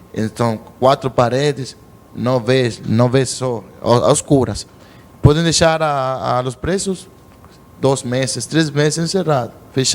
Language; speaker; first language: Portuguese; non-native, learner; Spanish